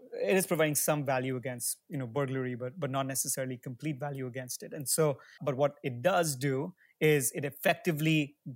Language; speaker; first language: English; non-native, local second language; Hindi